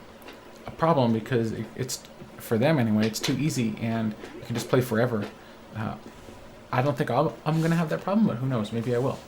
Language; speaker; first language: English; native; English